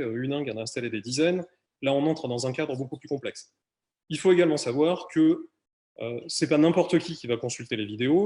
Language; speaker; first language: French; native; French